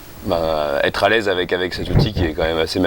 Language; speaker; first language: French; native; French